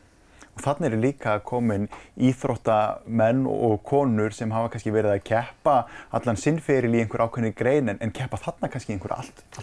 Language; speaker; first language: Icelandic; native; Icelandic